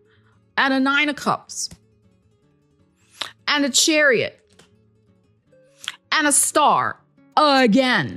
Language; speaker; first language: English; native; English